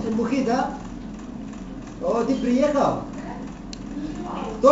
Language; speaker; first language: Russian; non-native, learner; Chinese